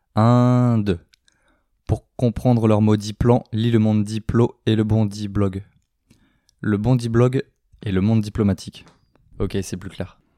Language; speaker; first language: French; native; French